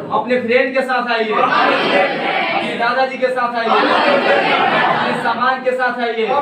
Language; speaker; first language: Hindi; native; Hindi